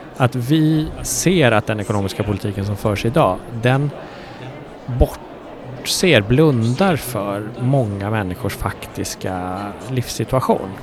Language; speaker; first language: Swedish; early bilingual, other home language; Persian